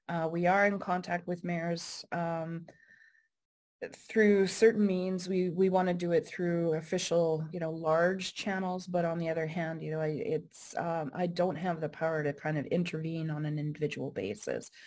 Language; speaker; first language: English; native; English